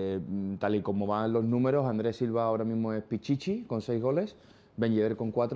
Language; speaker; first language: Spanish; native; Spanish